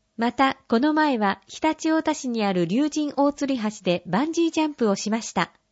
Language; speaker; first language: Japanese; native; Japanese